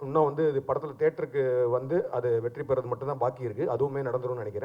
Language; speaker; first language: Tamil; native; Tamil